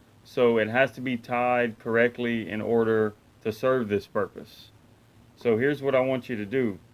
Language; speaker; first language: English; native; English